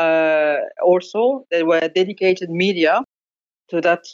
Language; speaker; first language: English; non-native, fluent; French